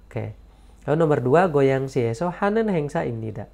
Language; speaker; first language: Korean; non-native, learner; Indonesian